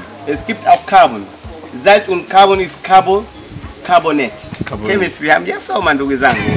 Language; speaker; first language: German; non-native, learner; Swahili